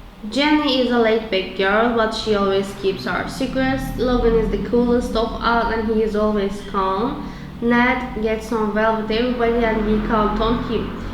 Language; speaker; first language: English; non-native, fluent; Turkish